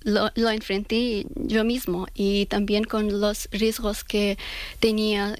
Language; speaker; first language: Spanish; non-native, learner; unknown